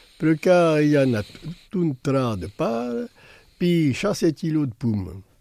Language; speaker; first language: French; native; French